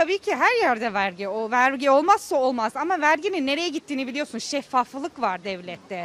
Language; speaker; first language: Turkish; early bilingual, heritage; Turkish